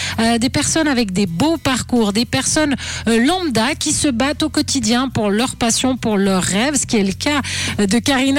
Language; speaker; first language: French; early bilingual, other home language; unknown